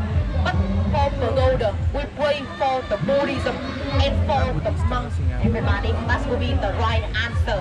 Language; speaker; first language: English; non-native, learner; Vietnamese